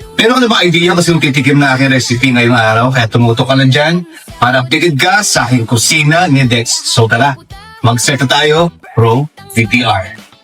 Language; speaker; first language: Filipino; non-native, local second language; Pampanga